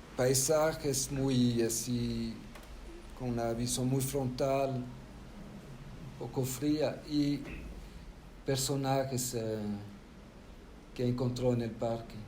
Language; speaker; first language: Spanish; non-native, fluent; French